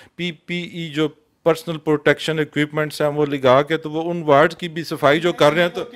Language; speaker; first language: Urdu; non-native, local second language; Punjabi